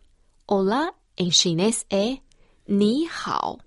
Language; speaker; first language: Portuguese; non-native, fluent; Chinese